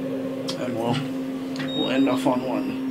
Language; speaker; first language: English; native; English